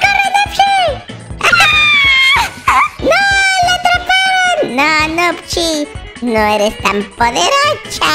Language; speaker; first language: Spanish; native; Spanish